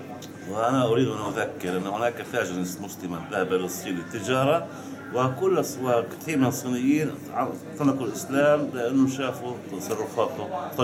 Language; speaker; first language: Arabic; native; Arabic